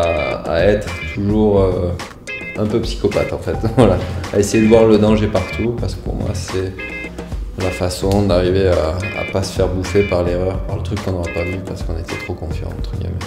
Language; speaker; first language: French; native; French